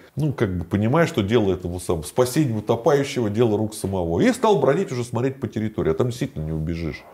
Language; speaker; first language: Russian; native; Russian